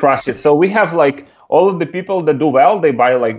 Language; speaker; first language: English; non-native, fluent; Ukrainian